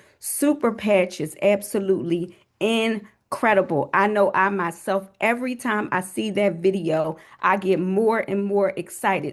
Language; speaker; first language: English; native; English